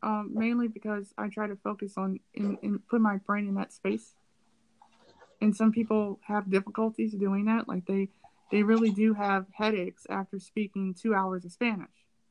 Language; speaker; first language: English; native; English